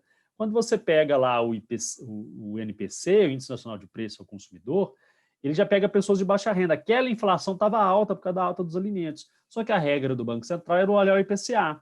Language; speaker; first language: Portuguese; native; Portuguese